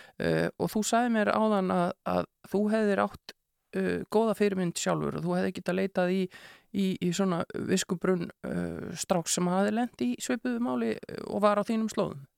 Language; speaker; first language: Icelandic; native; Icelandic